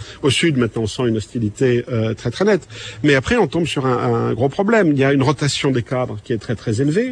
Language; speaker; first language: French; native; French